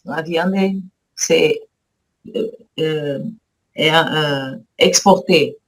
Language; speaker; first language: French; non-native, learner; Portuguese